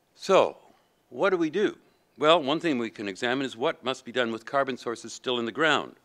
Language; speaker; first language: English; native; English